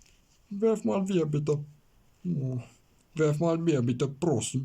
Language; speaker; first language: German; non-native, learner; Bulgarian